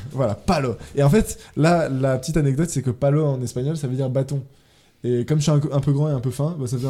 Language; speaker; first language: French; native; French